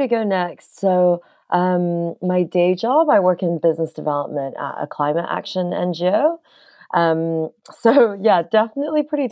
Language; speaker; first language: English; non-native, local second language; Cantonese